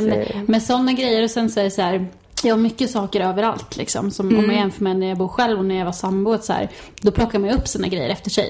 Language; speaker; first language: Swedish; native; Swedish